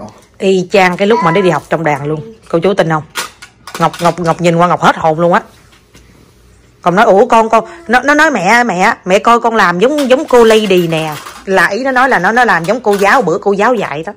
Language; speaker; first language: Vietnamese; native; Vietnamese